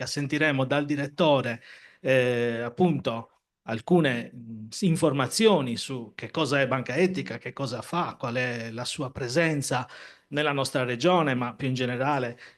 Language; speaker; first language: Italian; native; Italian